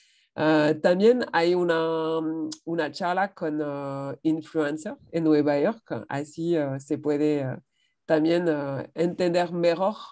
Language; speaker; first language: Spanish; non-native, fluent; French